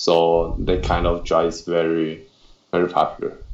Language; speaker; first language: English; non-native, learner; Chinese